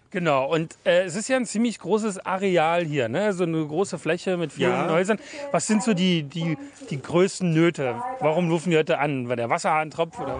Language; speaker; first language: German; native; German